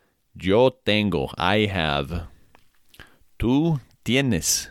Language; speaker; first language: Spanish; non-native, fluent; English